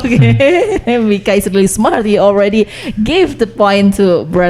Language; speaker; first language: English; non-native, learner; Indonesian